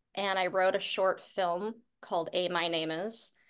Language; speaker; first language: English; native; English